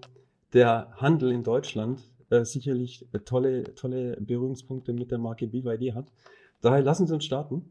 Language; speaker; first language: German; native; German